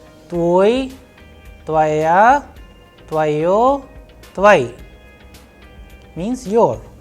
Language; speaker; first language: Russian; non-native, fluent; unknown